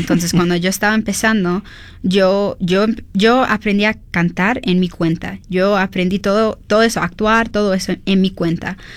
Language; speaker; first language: Spanish; early bilingual, heritage; Spanish